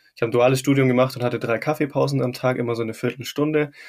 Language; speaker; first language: German; native; German